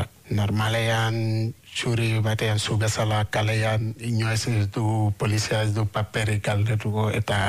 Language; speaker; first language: Basque; non-native, learner; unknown